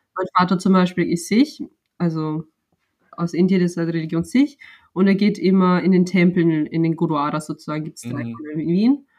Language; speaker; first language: German; native; German